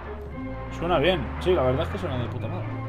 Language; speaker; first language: Spanish; native; Spanish